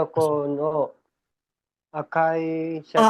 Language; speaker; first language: Japanese; non-native, learner; Filipino